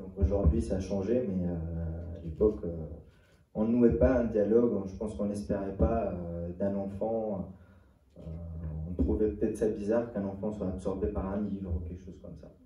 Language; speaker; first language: French; non-native, local second language; Arabic